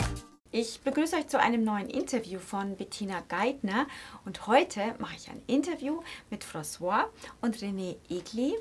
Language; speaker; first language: German; native; German